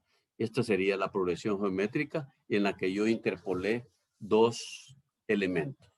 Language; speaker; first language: Spanish; native; Spanish